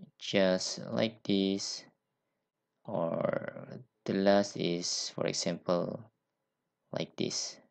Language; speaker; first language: English; non-native, learner; Indonesian